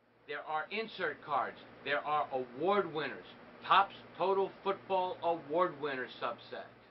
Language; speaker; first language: English; native; English